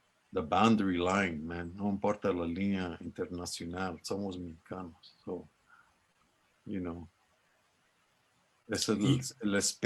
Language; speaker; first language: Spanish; early bilingual, other home language; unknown